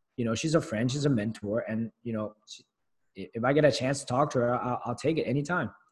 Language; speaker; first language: English; early bilingual, other home language; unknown